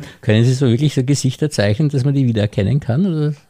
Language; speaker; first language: German; native; German